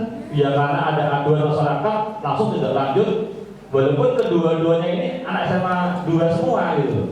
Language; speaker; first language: Indonesian; native; Indonesian